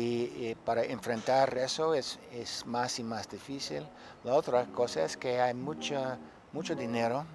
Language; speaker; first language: Spanish; non-native, fluent; English